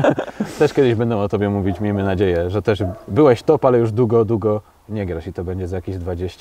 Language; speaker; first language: Polish; native; Polish